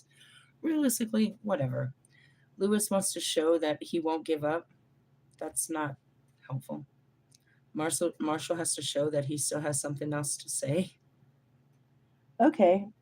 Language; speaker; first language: English; native; English